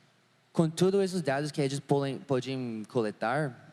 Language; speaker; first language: Portuguese; non-native, learner; English